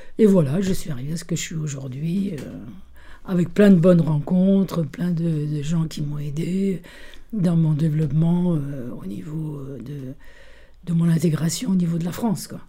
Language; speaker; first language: French; early bilingual, other home language; Italian